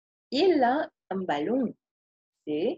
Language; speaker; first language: French; non-native, fluent; Spanish